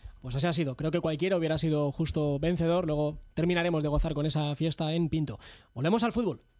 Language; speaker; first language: Spanish; native; Spanish